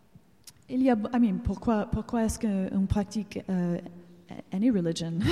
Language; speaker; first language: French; non-native, learner; English